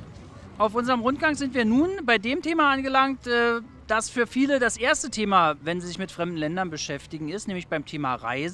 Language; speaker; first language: German; native; German